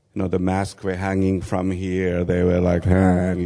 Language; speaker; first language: English; non-native, fluent; Finnish